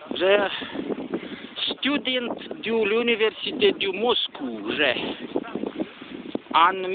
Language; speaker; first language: French; non-native, learner; Romanian